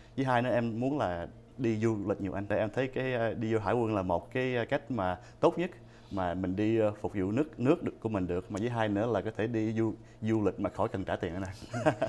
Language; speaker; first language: Vietnamese; early bilingual, heritage; Vietnamese